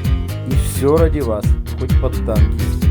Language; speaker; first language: Russian; native; Russian